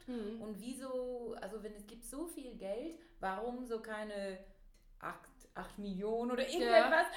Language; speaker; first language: German; non-native, fluent; English